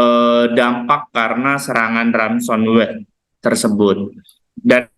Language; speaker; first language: Indonesian; native; Indonesian